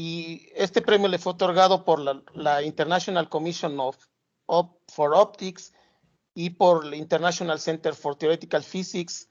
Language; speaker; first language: Spanish; native; Spanish